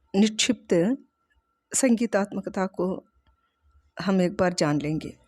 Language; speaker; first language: Hindi; non-native, local second language; Telugu